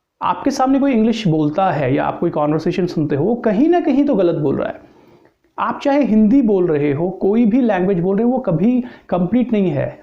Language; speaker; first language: Hindi; native; Hindi